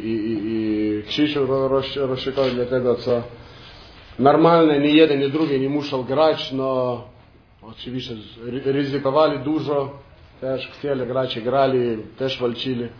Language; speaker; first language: Polish; non-native, fluent; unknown